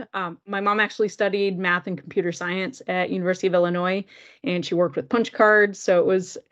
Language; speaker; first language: English; native; English